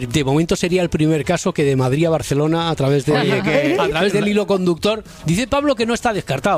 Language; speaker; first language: Spanish; native; Spanish